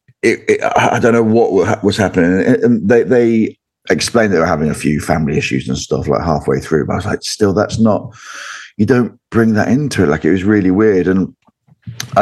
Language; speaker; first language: English; native; English